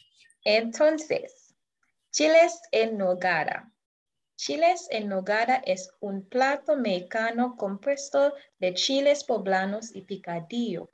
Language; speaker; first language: Spanish; non-native, fluent; English